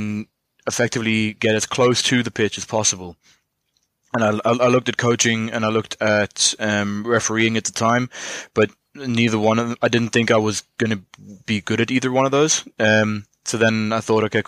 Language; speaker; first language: English; native; English